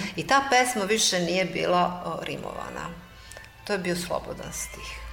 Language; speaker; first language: Serbian; non-native, local second language; Hungarian